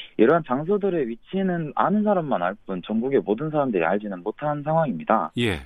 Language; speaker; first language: Korean; native; Korean